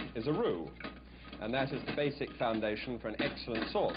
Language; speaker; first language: English; native; English